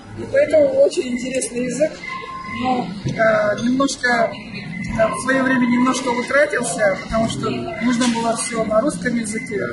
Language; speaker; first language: Russian; non-native, local second language; Kazakh